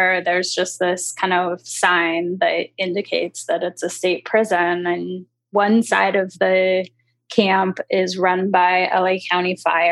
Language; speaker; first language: English; native; English